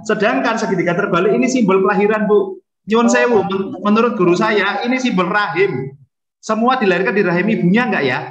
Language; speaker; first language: Indonesian; native; Indonesian